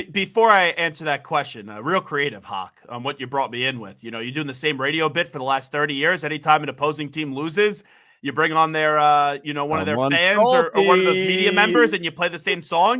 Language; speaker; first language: English; native; English